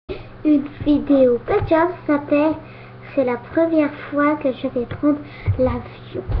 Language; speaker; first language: French; native; French